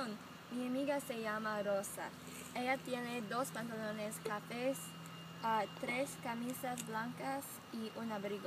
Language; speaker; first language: Spanish; non-native, learner; English